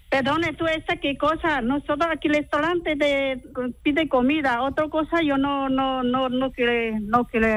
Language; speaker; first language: Spanish; non-native, learner; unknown